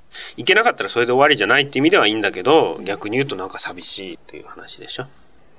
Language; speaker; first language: Japanese; native; Japanese